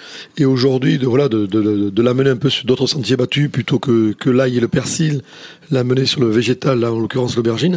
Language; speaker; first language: French; native; French